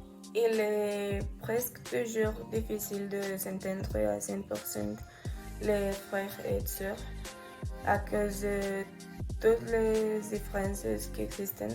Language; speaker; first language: French; non-native, learner; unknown